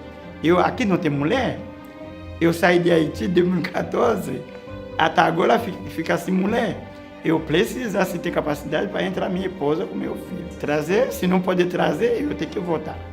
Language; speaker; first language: Portuguese; non-native, learner; Haitian Creole